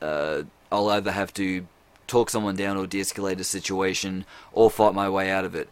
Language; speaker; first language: English; native; English